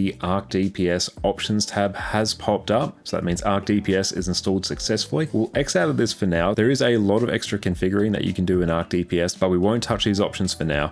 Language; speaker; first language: English; native; English